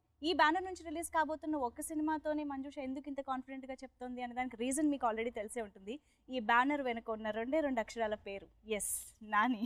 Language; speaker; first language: Telugu; native; Telugu